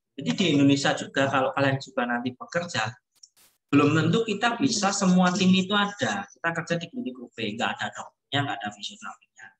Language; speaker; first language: Indonesian; native; Indonesian